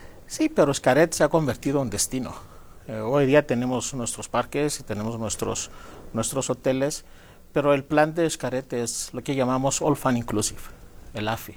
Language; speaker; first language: Spanish; non-native, fluent; Greek